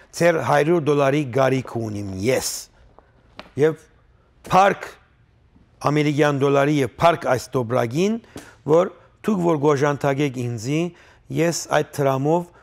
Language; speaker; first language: Armenian; native; Armenian